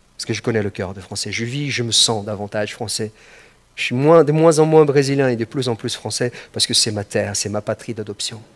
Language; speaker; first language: French; non-native, fluent; Portuguese